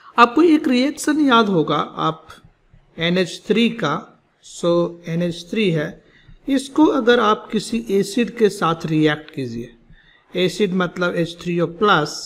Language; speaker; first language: Hindi; native; Hindi